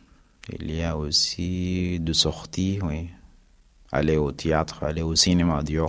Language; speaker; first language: French; non-native, learner; Arabic